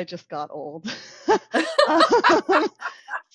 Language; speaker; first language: English; native; English